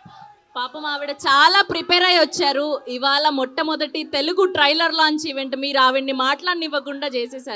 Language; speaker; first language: Telugu; native; Telugu